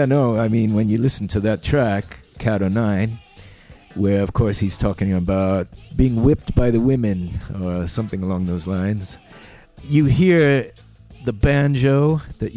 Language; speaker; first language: English; native; English